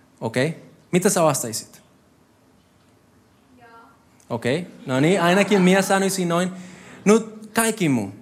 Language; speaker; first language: Finnish; non-native, fluent; Spanish